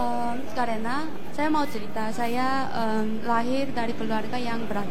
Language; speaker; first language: Indonesian; non-native, fluent; Korean